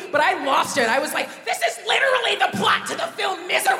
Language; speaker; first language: English; native; English